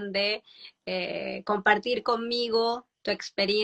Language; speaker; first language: Spanish; native; Spanish